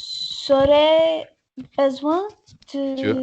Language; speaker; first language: French; non-native, learner; English